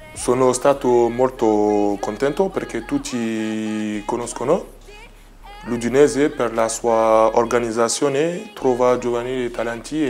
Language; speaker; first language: Italian; non-native, learner; French